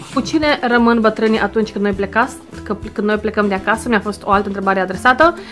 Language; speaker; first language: Romanian; native; Romanian